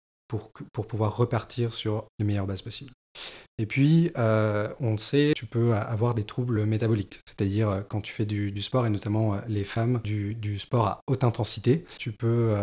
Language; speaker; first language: French; native; French